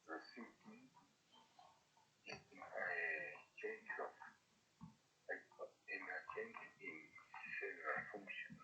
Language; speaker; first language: English; non-native, learner; Spanish